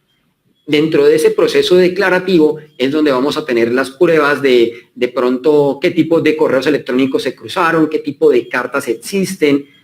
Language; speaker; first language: Spanish; native; Spanish